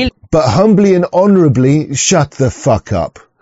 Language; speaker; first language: English; native; English